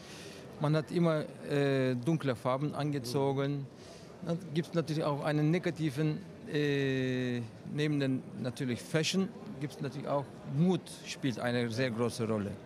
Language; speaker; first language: German; non-native, fluent; Turkish